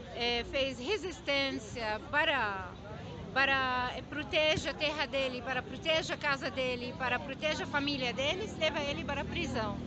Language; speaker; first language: Portuguese; non-native, learner; Arabic